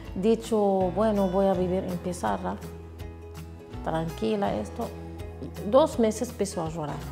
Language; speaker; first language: Spanish; non-native, learner; Arabic